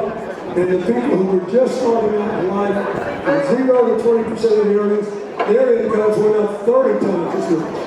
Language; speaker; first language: English; native; English